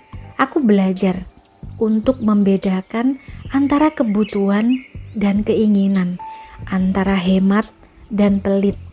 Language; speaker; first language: Indonesian; native; Indonesian